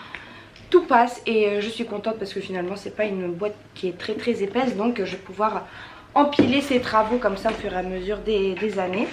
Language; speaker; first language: French; native; French